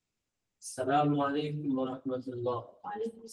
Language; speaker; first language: Arabic; non-native, learner; Bangla